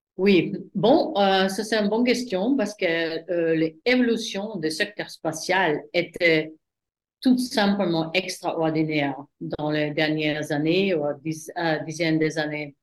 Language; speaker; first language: French; non-native, fluent; German